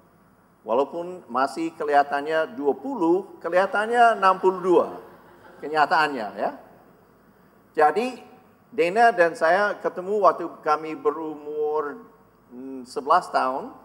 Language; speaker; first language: Indonesian; non-native, fluent; English